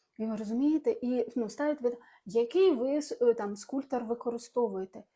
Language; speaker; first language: Ukrainian; non-native, local second language; Russian